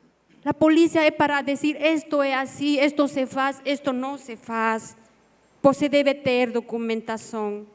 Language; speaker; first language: Portuguese; non-native, learner; Spanish